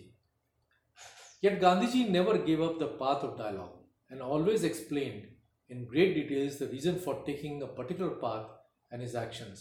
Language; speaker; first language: English; non-native, local second language; Hindi